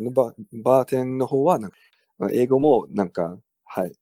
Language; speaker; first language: Japanese; non-native, fluent; English